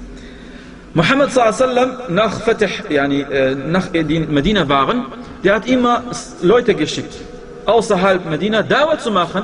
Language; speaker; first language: German; non-native, fluent; Arabic